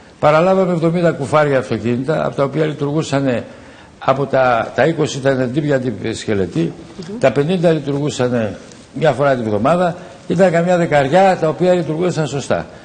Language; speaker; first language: Greek; native; Greek